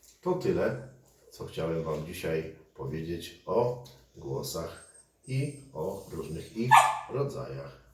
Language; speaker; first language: Polish; native; Polish